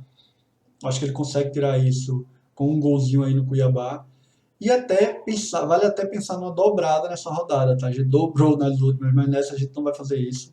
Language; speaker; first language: Portuguese; native; Portuguese